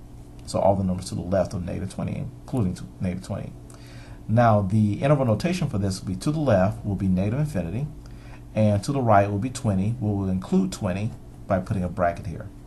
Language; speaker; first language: English; native; English